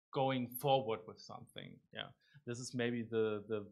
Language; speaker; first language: English; non-native, fluent; German